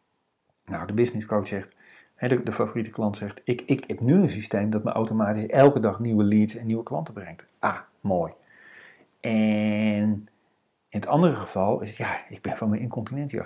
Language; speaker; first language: Dutch; native; Dutch